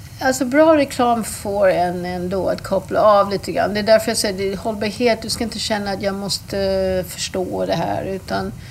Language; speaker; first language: Swedish; non-native, fluent; English